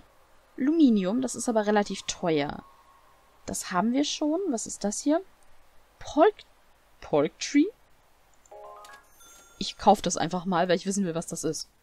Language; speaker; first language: German; native; German